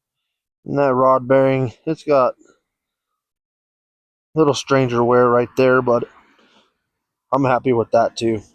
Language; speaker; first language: English; native; English